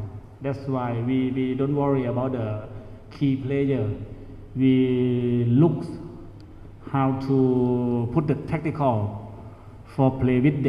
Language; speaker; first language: English; non-native, learner; Thai